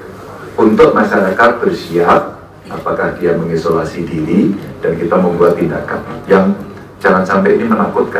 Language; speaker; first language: Indonesian; native; Indonesian